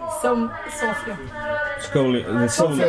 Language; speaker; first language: English; non-native, learner; Bulgarian